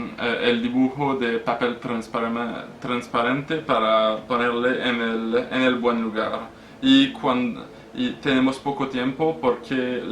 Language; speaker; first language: Spanish; non-native, learner; French